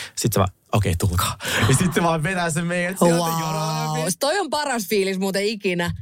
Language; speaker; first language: Finnish; early bilingual, other home language; Russian